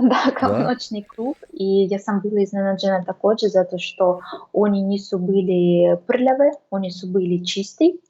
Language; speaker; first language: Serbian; non-native, learner; Russian